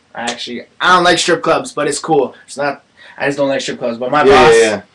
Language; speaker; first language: English; native; English